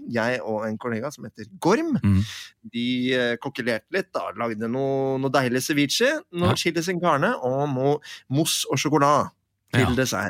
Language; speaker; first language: Norwegian; native; Norwegian